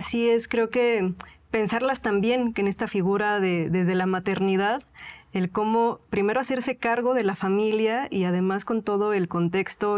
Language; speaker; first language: Spanish; native; Spanish